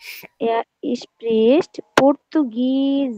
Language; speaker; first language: German; non-native, learner; Bangla